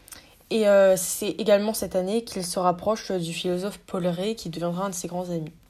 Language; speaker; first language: French; native; French